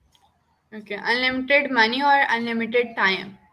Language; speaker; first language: English; non-native, local second language; Urdu